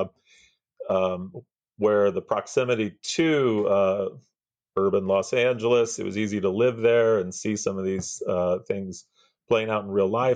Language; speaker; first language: English; native; English